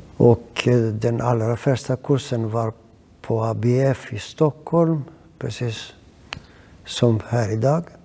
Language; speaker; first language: Swedish; non-native, fluent; Greek